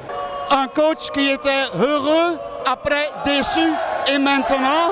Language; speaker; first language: French; non-native, local second language; Dutch